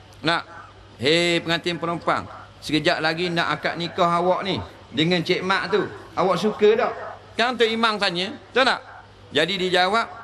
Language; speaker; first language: Malay; native; Malay